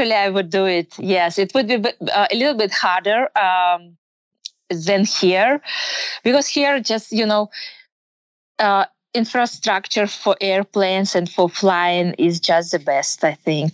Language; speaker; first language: English; non-native, learner; Russian